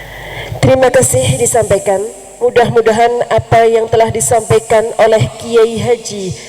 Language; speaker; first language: Indonesian; native; Indonesian